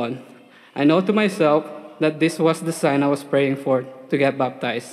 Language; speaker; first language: English; non-native, local second language; Filipino